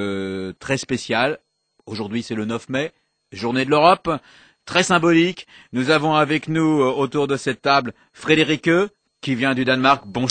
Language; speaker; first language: French; native; French